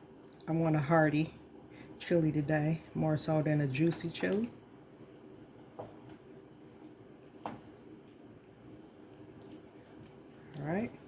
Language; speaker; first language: English; native; English